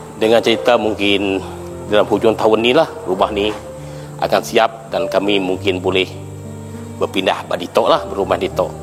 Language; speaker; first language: Malay; non-native, local second language; Iban